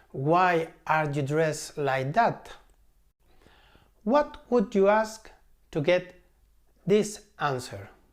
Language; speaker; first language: English; non-native, fluent; Spanish